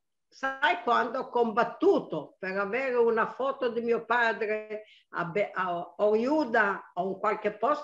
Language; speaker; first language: Italian; non-native, local second language; Arabic